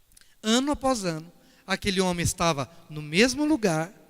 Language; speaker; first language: Portuguese; native; Portuguese